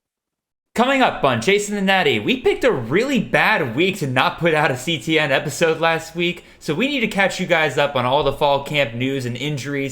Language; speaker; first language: English; native; English